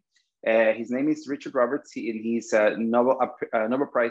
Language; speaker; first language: English; non-native, fluent; Spanish